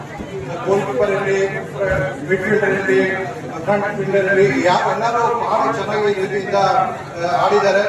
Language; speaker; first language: Kannada; non-native, learner; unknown